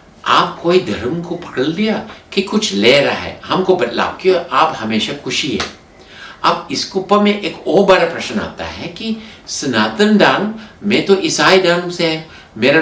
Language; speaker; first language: Hindi; non-native, fluent; English